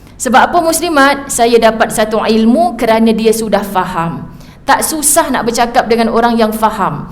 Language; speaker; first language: Malay; native; Malay